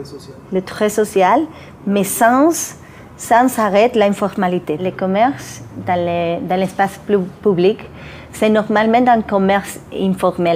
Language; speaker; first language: French; non-native, fluent; Spanish